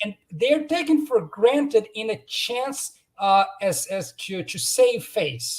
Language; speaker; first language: English; non-native, fluent; Portuguese